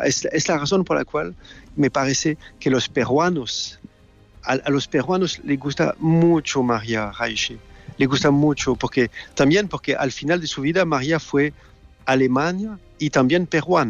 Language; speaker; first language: Spanish; non-native, learner; French